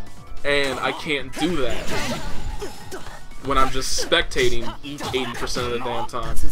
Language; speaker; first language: English; native; English